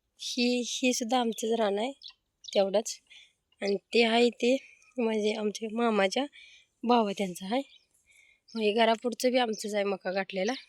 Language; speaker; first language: Marathi; non-native, local second language; Kannada